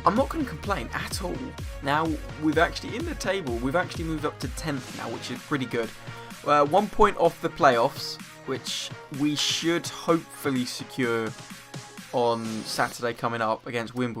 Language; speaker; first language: English; native; English